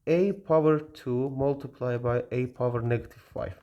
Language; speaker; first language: English; non-native, learner; Azerbaijani